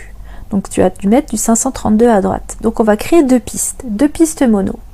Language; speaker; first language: French; native; French